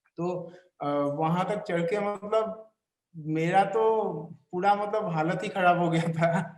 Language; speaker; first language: Hindi; non-native, local second language; Assamese